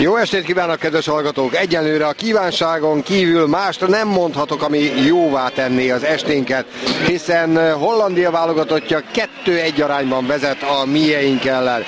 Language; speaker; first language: Hungarian; native; Hungarian